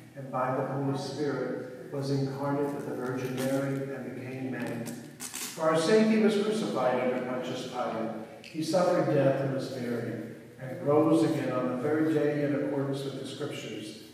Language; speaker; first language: English; native; English